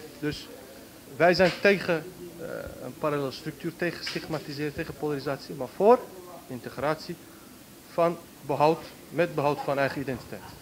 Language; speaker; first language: Dutch; early bilingual, other home language; Turkish